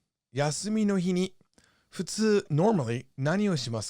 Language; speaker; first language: Japanese; non-native, fluent; English